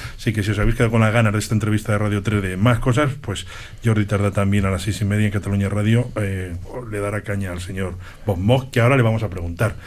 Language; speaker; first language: Spanish; native; Spanish